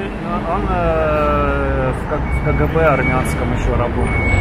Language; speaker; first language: Russian; native; Russian